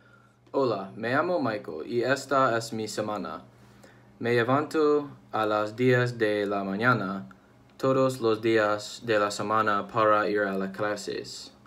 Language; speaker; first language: Spanish; non-native, learner; English